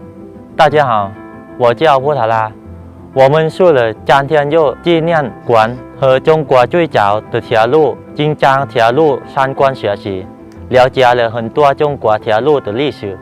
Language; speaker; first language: Chinese; non-native, learner; Lao